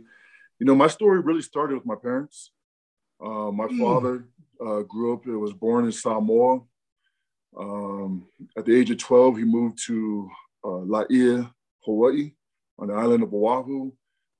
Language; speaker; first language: English; native; English